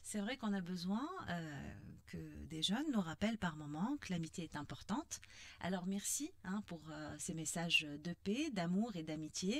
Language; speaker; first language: French; non-native, local second language; Arabic